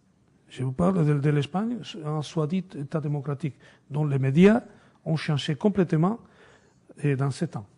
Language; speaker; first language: French; non-native, fluent; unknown